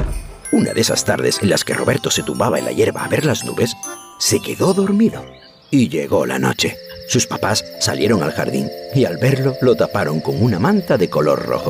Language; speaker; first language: Spanish; native; Spanish